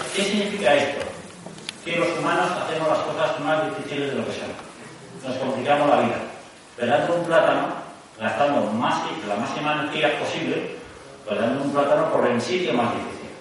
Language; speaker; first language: Spanish; native; Spanish